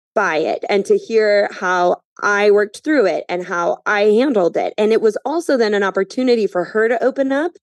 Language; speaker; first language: English; native; English